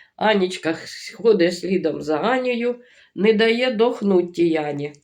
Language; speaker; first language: Ukrainian; native; Ukrainian